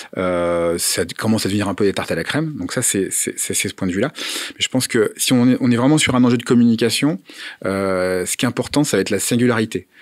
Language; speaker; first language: French; native; French